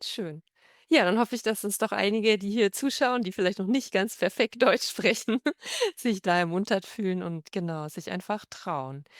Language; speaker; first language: German; native; German